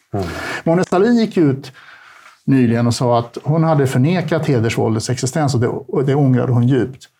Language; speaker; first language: Swedish; early bilingual, other home language; Turkish